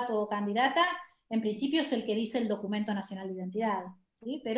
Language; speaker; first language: Spanish; native; Spanish